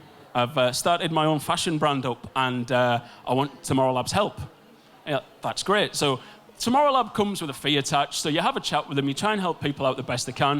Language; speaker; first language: English; native; English